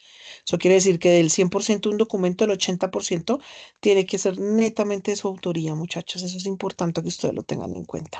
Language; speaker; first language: Spanish; native; Spanish